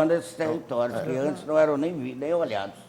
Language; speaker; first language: Portuguese; native; Portuguese